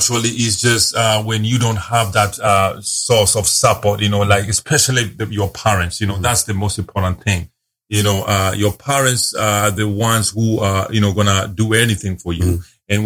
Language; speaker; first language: English; non-native, local second language; Luo (Kenya and Tanzania)